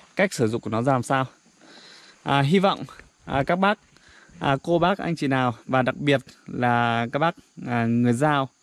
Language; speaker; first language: Vietnamese; non-native, local second language; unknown